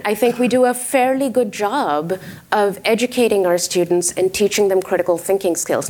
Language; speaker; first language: English; non-native, local second language; Urdu